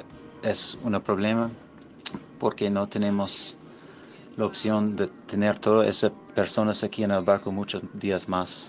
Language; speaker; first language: Spanish; non-native, fluent; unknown